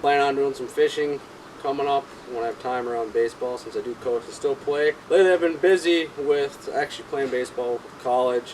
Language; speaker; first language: English; native; English